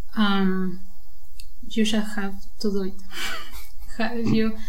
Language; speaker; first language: English; non-native, learner; Spanish